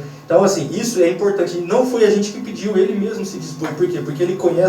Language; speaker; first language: Portuguese; native; Portuguese